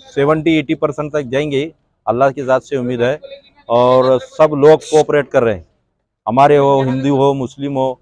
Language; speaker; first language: Hindi; native; Hindi